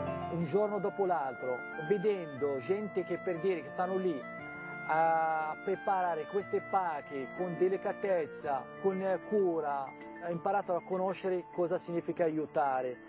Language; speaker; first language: Italian; non-native, fluent; Arabic